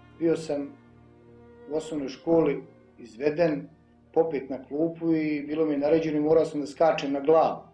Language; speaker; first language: Bosnian; native; Bosnian